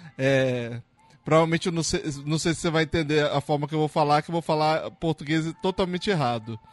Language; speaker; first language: Portuguese; native; Portuguese